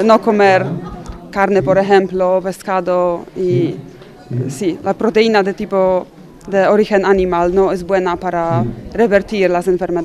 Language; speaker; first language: Spanish; non-native, fluent; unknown